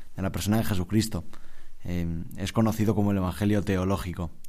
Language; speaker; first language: Spanish; native; Spanish